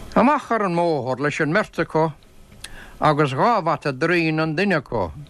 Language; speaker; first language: Irish; native; Irish